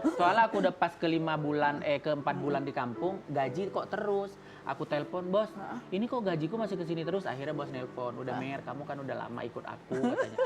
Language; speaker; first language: Indonesian; native; Indonesian